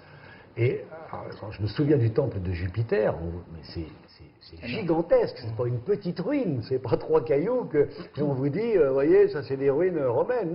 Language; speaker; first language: French; native; French